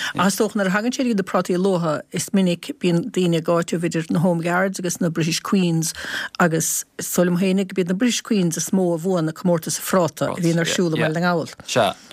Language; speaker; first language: Irish; native; Irish